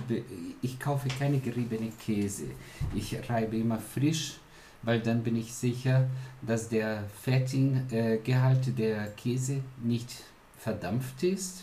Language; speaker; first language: German; non-native, fluent; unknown